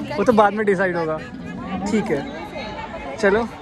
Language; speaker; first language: Hindi; native; Hindi